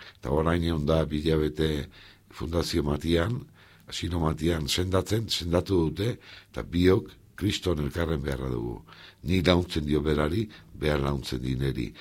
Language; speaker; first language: Basque; native; Basque